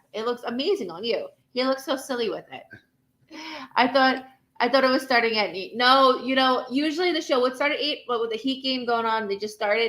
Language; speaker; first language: English; native; English